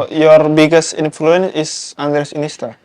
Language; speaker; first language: English; non-native, learner; Indonesian